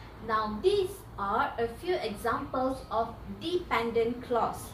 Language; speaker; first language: English; non-native, local second language; Malay